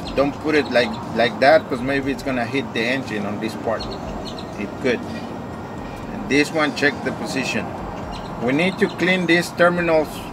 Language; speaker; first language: English; non-native, fluent; Spanish